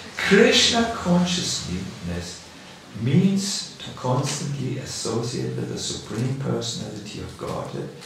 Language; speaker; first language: English; non-native, fluent; German